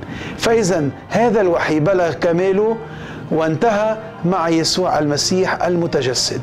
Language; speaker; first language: Arabic; native; Arabic